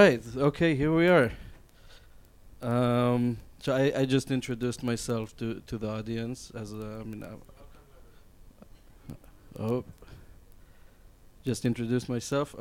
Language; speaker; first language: English; non-native, fluent; Hebrew